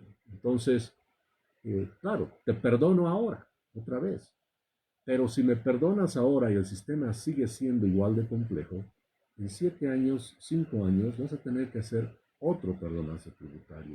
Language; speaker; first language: Spanish; native; Spanish